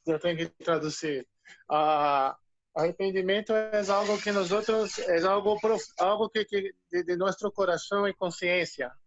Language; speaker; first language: Spanish; non-native, fluent; Portuguese